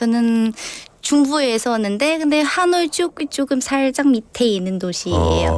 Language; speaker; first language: Korean; non-native, learner; Vietnamese